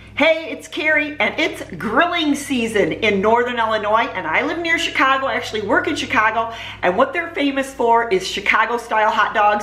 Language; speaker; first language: English; native; English